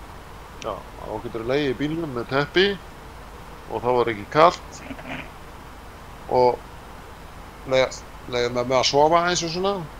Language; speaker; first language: Icelandic; native; Icelandic